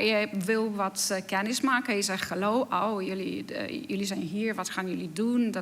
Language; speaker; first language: Dutch; non-native, fluent; Polish